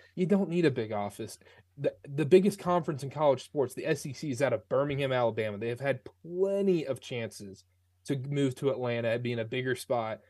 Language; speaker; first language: English; native; English